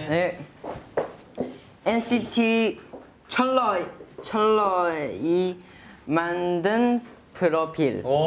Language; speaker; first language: Korean; non-native, learner; Chinese